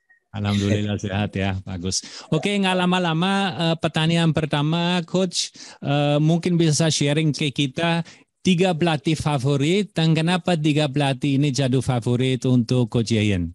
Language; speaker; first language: Indonesian; non-native, fluent; German